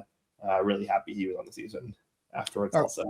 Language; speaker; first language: English; native; English